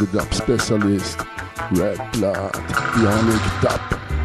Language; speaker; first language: English; non-native, fluent; German